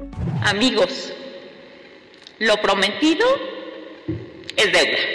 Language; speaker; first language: Spanish; native; Spanish